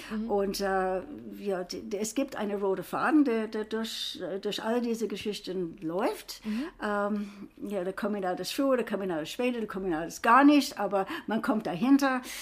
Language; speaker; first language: German; non-native, fluent; English